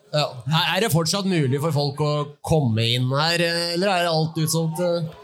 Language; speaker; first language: Norwegian; native; Norwegian